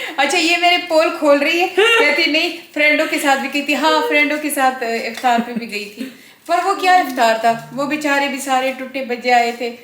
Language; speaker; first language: Urdu; non-native, local second language; Pashto